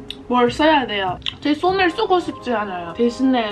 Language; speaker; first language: Korean; non-native, learner; English